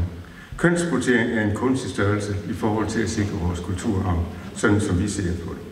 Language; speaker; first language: Danish; native; Danish